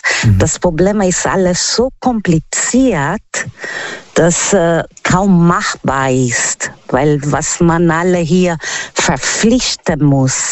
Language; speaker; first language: German; non-native, fluent; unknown